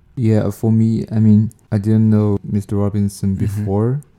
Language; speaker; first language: English; non-native, learner; Chinese